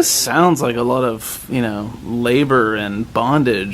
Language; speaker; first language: English; native; English